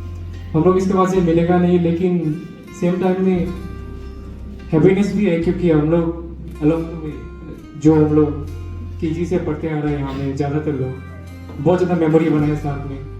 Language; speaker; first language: Hindi; non-native, local second language; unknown